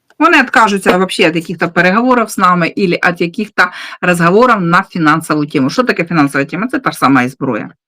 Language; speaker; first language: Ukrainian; non-native, local second language; Russian